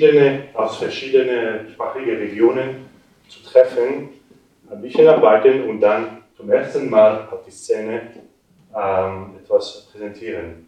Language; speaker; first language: German; non-native, local second language; Italian